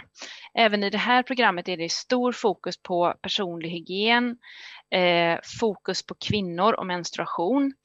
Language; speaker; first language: Swedish; native; Swedish